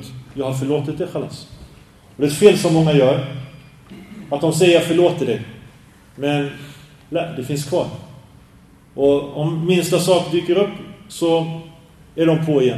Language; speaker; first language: Swedish; early bilingual, other home language; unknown